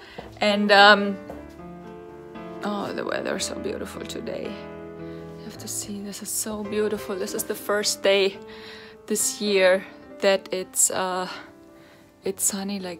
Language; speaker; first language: English; non-native, fluent; German